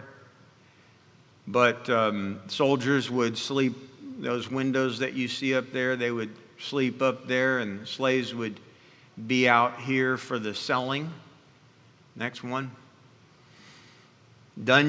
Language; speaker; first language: English; native; English